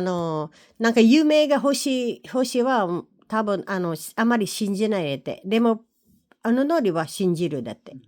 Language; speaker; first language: Japanese; non-native, learner; Filipino